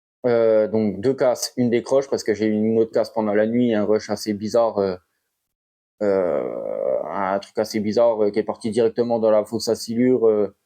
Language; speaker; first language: French; native; French